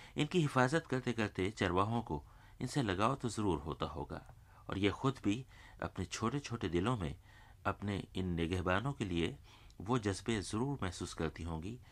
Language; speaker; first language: Urdu; native; Urdu